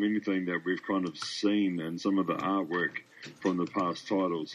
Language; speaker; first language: English; native; English